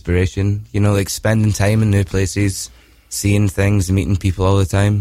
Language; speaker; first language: English; native; English